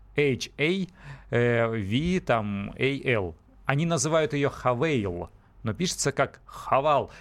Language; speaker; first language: Russian; native; Russian